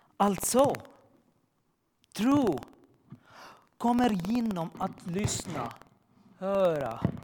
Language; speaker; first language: Swedish; non-native, learner; Arabic